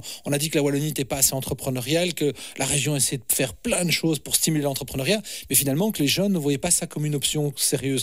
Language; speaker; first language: French; native; French